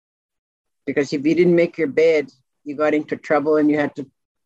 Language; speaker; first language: English; non-native, local second language; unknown